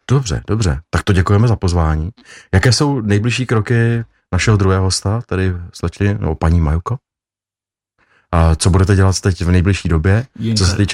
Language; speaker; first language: Czech; native; Czech